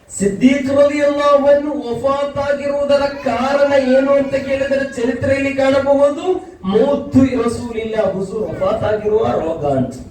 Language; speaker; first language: Kannada; non-native, local second language; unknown